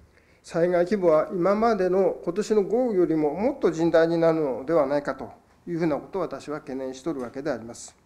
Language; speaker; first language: Japanese; native; Japanese